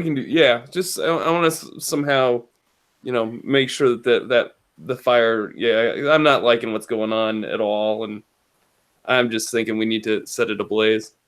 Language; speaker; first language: English; native; English